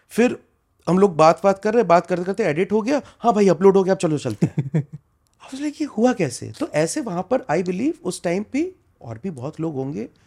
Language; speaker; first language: Hindi; non-native, local second language; Bangla